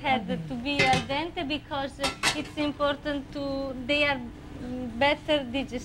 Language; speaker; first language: English; non-native, learner; Italian